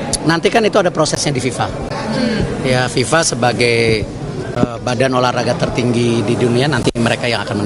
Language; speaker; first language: Indonesian; native; Indonesian